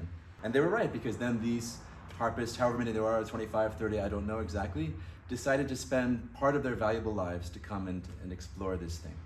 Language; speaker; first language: English; non-native, fluent; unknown